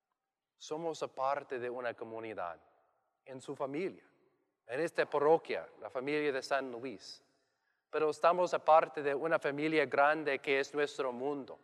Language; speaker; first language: Spanish; non-native, learner; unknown